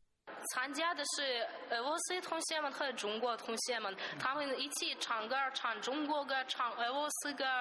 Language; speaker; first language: Chinese; non-native, fluent; Russian